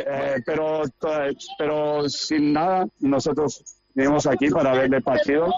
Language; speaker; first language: Spanish; non-native, fluent; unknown